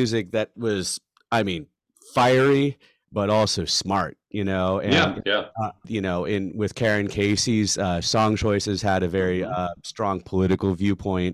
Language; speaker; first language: English; native; English